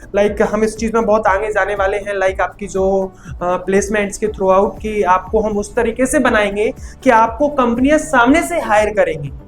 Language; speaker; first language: Hindi; native; Hindi